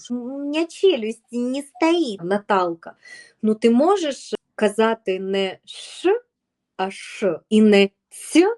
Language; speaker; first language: Ukrainian; non-native, local second language; Russian